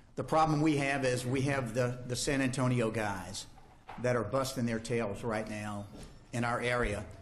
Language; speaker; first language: English; native; English